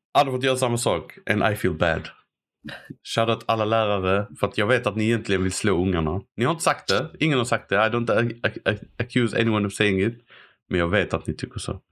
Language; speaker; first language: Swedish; early bilingual, other home language; Arabic